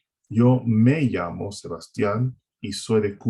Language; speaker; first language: Spanish; non-native, fluent; English